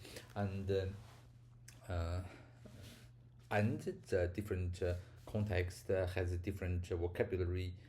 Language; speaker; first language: English; non-native, learner; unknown